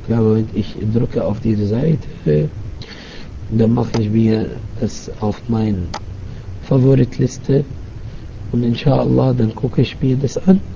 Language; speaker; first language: German; non-native, fluent; Arabic